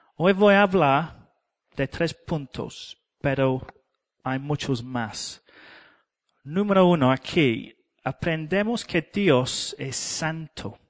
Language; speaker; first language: Spanish; non-native, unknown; English